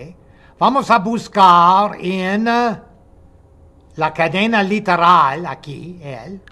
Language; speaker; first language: Spanish; non-native, fluent; English